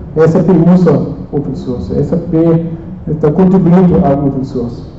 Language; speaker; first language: Portuguese; non-native, fluent; German